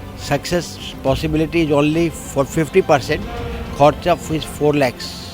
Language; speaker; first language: English; non-native, local second language; Bangla